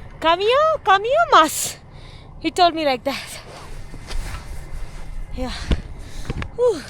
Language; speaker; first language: English; non-native, learner; Malayalam